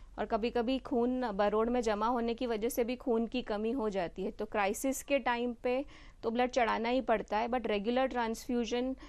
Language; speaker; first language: Hindi; non-native, local second language; Gujarati